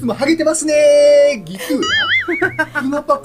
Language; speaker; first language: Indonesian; non-native, fluent; Japanese